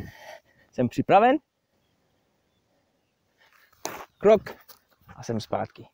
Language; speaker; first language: Czech; non-native, fluent; English